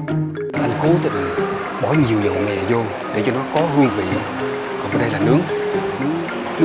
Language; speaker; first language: Vietnamese; native; Vietnamese